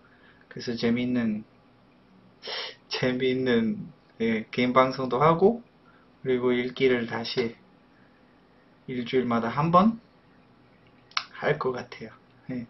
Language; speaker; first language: Korean; non-native, fluent; Polish